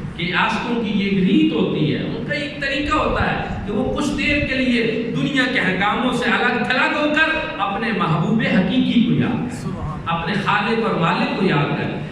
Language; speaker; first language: Urdu; non-native, local second language; Punjabi